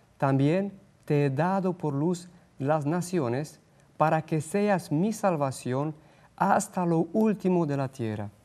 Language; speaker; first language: Spanish; non-native, fluent; Romanian